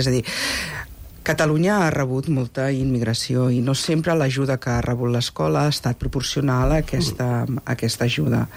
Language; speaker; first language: Catalan; native; Catalan